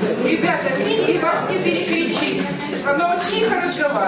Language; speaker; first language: Russian; native; Russian